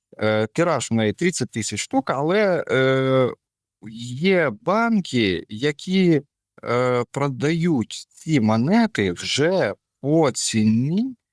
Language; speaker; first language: Ukrainian; non-native, local second language; Russian